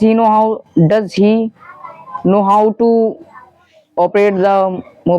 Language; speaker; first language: English; non-native, learner; Hindi